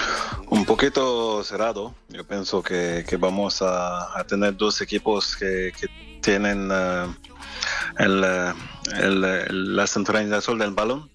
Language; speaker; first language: Spanish; non-native, fluent; French